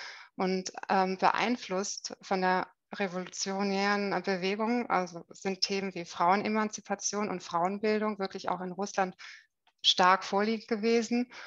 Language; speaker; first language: German; native; German